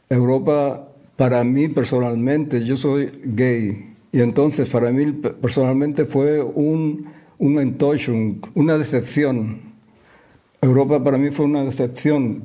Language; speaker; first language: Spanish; native; Spanish